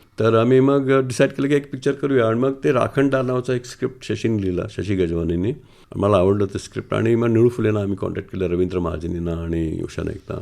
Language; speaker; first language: Marathi; non-native, local second language; Sindhi